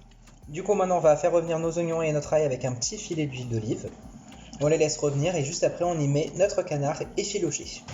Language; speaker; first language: French; early bilingual, other home language; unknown